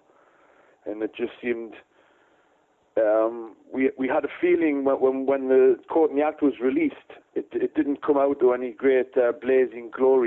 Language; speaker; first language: English; native; English